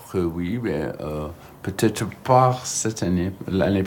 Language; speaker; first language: French; non-native, fluent; English